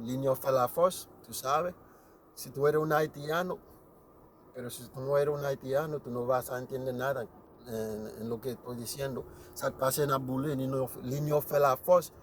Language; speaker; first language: Spanish; non-native, learner; Haitian Creole